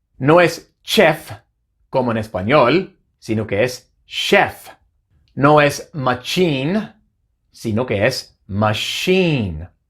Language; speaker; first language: Spanish; non-native, fluent; English